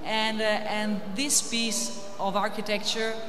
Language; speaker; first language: English; non-native, fluent; Italian